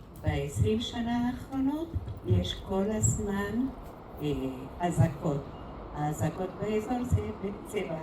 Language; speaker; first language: Hebrew; non-native, fluent; Spanish